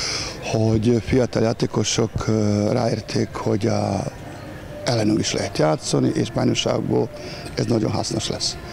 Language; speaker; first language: Hungarian; non-native, fluent; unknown